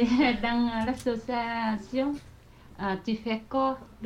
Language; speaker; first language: French; non-native, learner; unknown